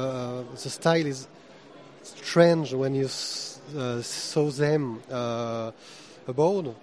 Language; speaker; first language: English; non-native, fluent; French